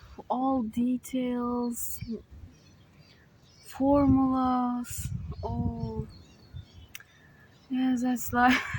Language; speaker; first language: English; non-native, learner; Turkish